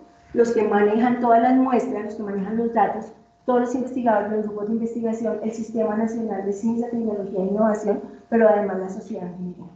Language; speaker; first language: Spanish; native; Spanish